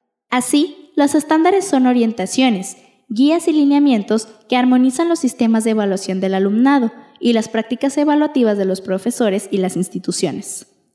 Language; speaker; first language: Spanish; native; Spanish